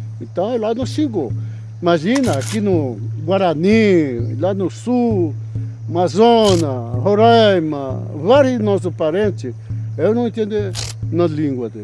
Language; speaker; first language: Portuguese; non-native, local second language; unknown